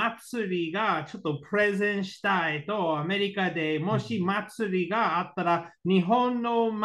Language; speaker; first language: Japanese; non-native, learner; English